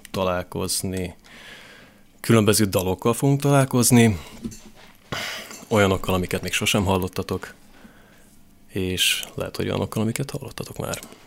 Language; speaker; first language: Hungarian; native; Hungarian